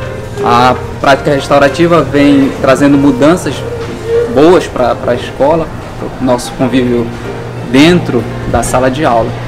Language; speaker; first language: Portuguese; native; Portuguese